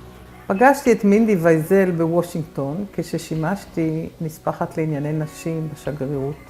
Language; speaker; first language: Hebrew; native; Hebrew